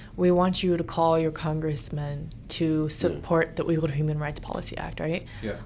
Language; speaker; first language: English; native; English